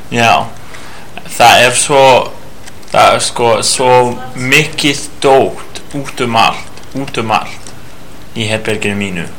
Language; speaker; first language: Icelandic; non-native, learner; English